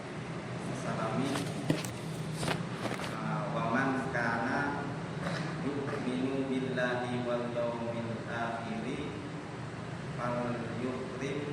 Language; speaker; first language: Arabic; non-native, learner; Indonesian